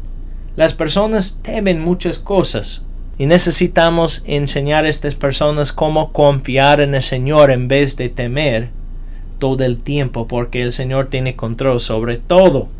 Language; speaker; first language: Spanish; non-native, fluent; English